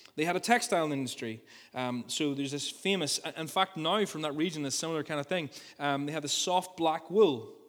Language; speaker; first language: English; native; English